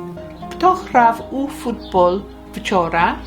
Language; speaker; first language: Ukrainian; non-native, learner; English